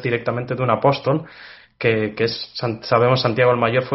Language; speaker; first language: Spanish; native; Spanish